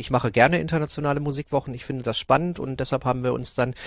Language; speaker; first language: German; native; German